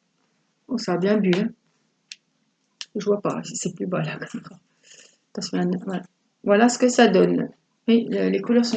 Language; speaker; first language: French; native; French